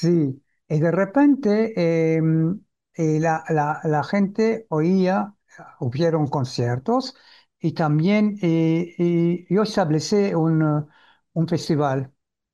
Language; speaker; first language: Spanish; early bilingual, heritage; Ladino